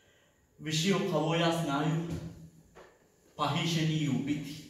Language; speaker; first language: Russian; non-native, learner; Sinhala